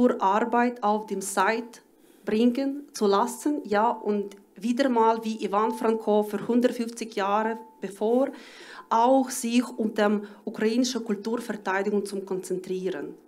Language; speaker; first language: German; non-native, learner; Ukrainian